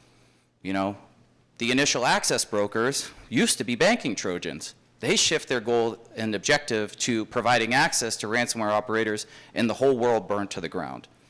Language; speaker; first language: English; native; English